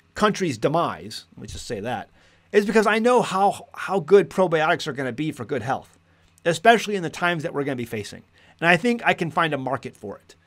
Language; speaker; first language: English; native; English